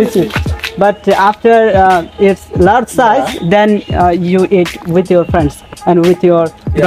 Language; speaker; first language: English; non-native, learner; Bangla